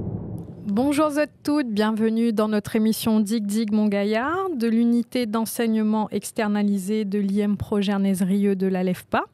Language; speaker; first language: French; non-native, local second language; Réunion Creole French